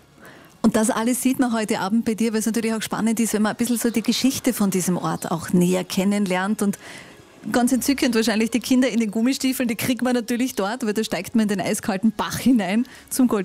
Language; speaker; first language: German; native; German